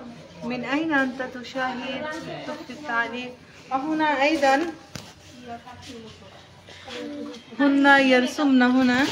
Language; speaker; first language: Arabic; non-native, learner; Bangla